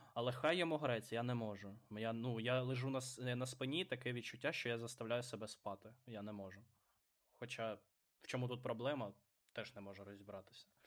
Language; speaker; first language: Ukrainian; non-native, local second language; Russian